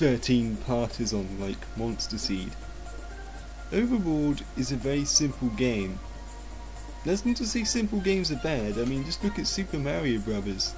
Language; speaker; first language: English; native; English